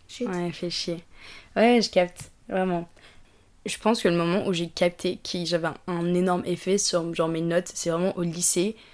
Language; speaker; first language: French; native; French